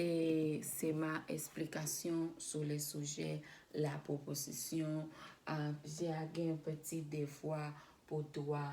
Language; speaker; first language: French; non-native, learner; Spanish